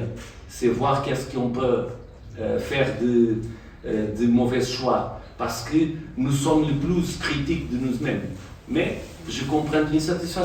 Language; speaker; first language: French; non-native, fluent; Portuguese